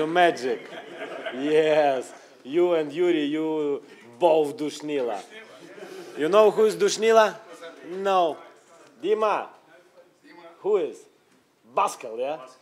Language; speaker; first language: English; non-native, learner; Russian